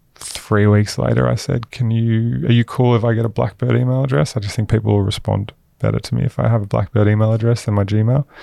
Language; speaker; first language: English; native; English